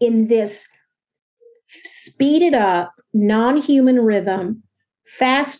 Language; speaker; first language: English; native; English